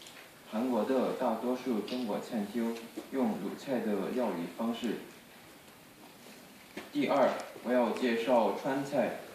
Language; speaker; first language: Chinese; non-native, fluent; Korean